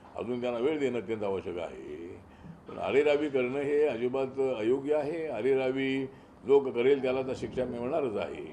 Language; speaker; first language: Marathi; native; Marathi